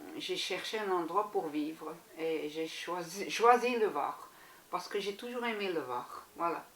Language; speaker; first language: French; non-native, local second language; German